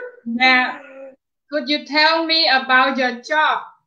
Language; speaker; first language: English; non-native, fluent; Khmer